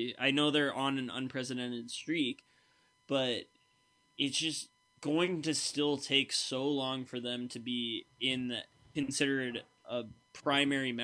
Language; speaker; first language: English; native; English